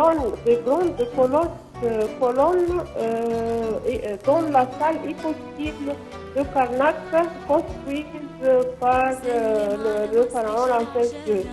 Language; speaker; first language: French; non-native, local second language; Arabic